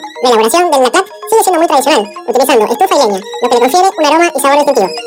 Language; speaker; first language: Spanish; non-native, fluent; Indonesian